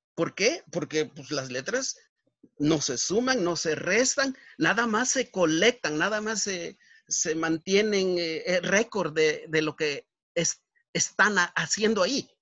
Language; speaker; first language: Spanish; native; Spanish